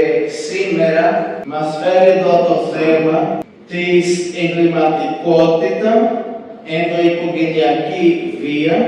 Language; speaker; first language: Greek; non-native, fluent; Portuguese